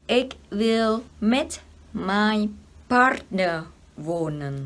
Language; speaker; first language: Dutch; non-native, learner; Thai